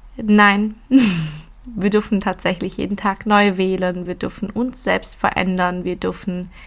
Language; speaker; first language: German; early bilingual, other home language; Filipino